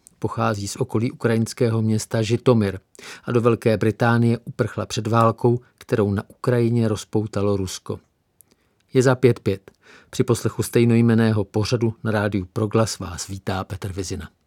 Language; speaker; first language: Czech; native; Czech